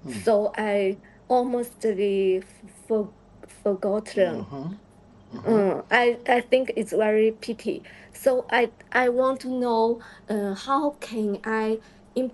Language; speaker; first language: English; non-native, learner; Chinese